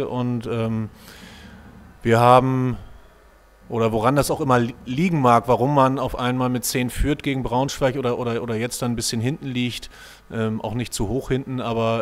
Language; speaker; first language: German; native; German